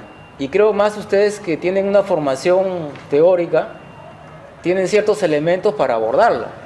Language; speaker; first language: Spanish; native; Spanish